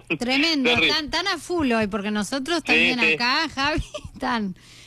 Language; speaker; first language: Spanish; native; Spanish